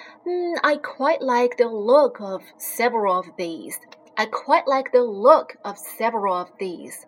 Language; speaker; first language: English; non-native, fluent; Chinese